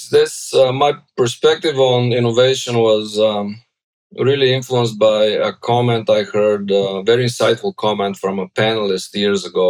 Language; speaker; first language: English; non-native, fluent; Bulgarian